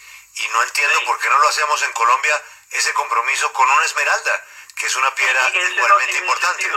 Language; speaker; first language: Spanish; native; Spanish